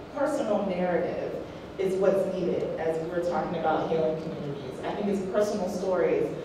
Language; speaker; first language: English; native; English